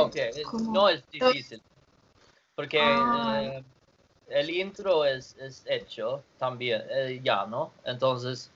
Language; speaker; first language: Spanish; non-native, learner; Swedish